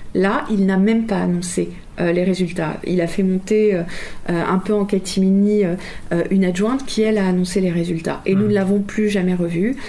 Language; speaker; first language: French; native; French